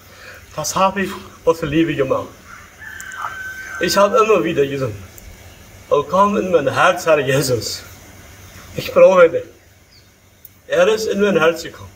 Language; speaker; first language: German; early bilingual, heritage; Low German